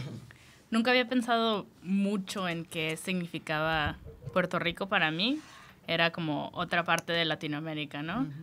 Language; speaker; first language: Spanish; native; Spanish